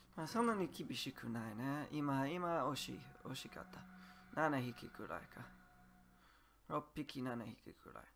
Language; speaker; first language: Japanese; non-native, learner; English